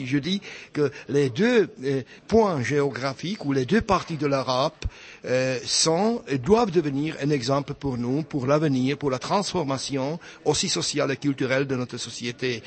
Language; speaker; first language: French; non-native, fluent; Czech